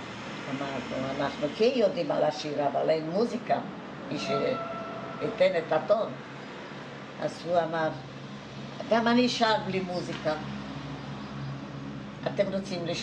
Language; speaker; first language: Hebrew; non-native, fluent; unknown